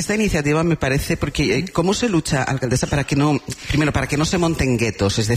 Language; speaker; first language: Spanish; native; Spanish